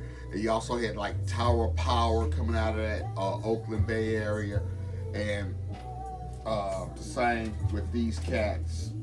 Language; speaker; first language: English; native; English